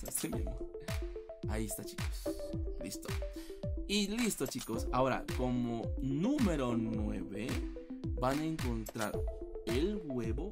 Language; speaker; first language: Spanish; native; Spanish